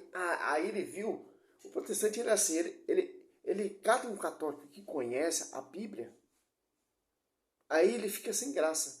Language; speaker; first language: Portuguese; native; Portuguese